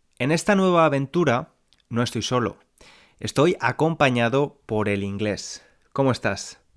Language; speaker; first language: Spanish; native; Spanish